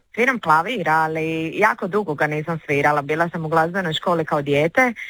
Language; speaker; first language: Croatian; native; Croatian